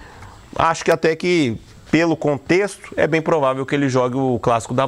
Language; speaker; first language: Portuguese; native; Portuguese